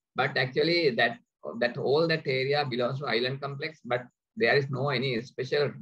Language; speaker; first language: English; non-native, local second language; Sinhala